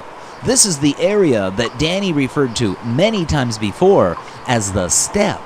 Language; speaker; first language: English; native; English